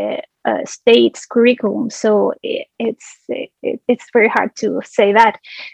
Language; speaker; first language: English; non-native, fluent; Spanish